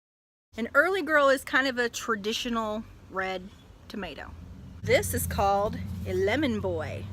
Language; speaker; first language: English; native; English